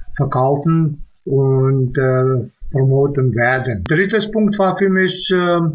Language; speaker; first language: German; non-native, fluent; Czech